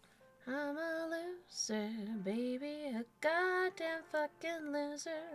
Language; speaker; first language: English; native; English